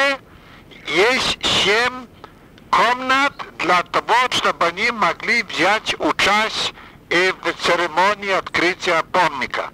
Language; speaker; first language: Russian; non-native, fluent; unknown